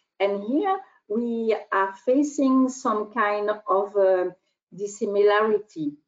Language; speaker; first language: English; non-native, fluent; French